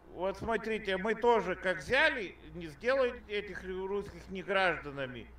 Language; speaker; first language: Russian; non-native, local second language; Lithuanian